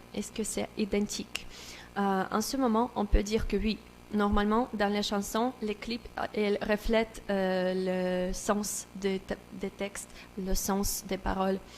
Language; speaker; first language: French; non-native, learner; Russian